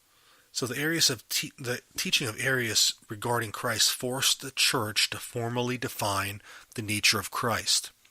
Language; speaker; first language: English; native; English